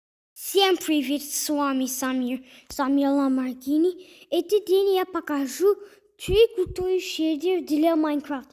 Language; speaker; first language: Russian; non-native, learner; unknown